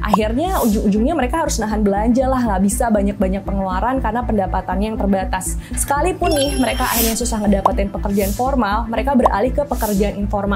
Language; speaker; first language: Indonesian; native; Indonesian